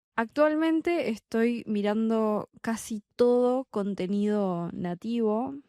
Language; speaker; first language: Spanish; native; Spanish